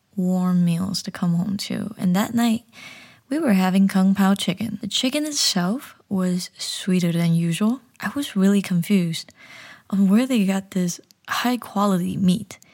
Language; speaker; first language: English; early bilingual, other home language; Chinese